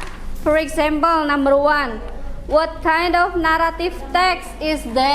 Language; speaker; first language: English; non-native, fluent; Indonesian